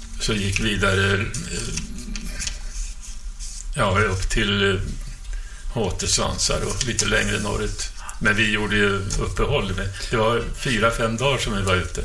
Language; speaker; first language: Swedish; native; Swedish